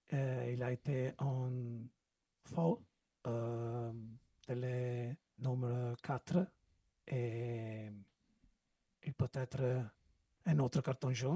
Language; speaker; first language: French; non-native, learner; Italian